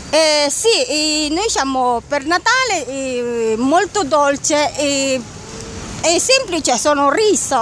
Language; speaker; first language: Italian; non-native, learner; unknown